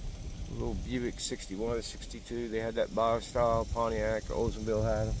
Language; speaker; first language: English; native; English